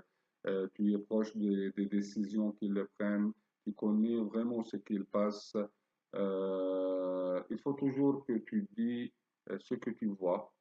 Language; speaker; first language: French; non-native, fluent; Arabic